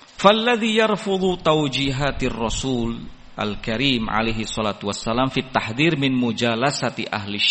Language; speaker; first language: Arabic; non-native, fluent; Indonesian